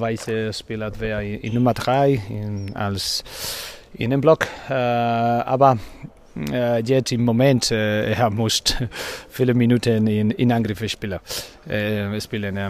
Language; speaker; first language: German; non-native, learner; Spanish